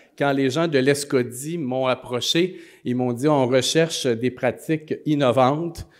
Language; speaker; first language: French; native; French